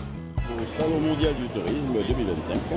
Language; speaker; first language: French; native; French